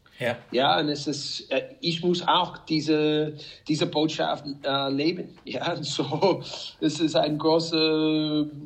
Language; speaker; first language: German; non-native, fluent; English